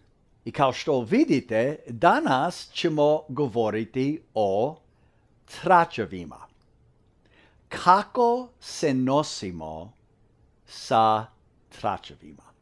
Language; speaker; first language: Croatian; early bilingual, heritage; English